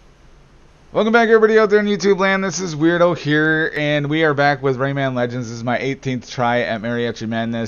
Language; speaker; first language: English; native; English